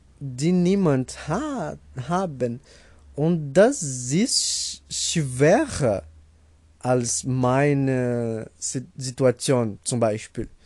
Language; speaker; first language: German; non-native, learner; Portuguese